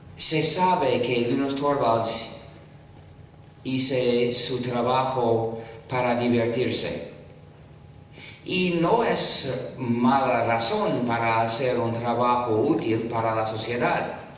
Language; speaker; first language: Spanish; non-native, fluent; English